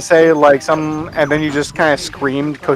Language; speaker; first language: English; native; English